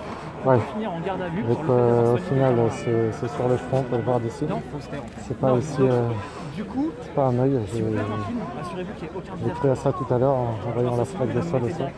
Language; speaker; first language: French; native; French